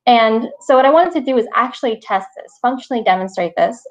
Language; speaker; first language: English; native; English